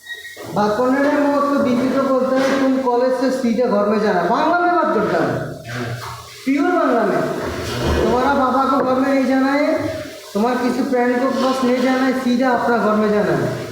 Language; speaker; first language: Hindi; non-native, learner; Bangla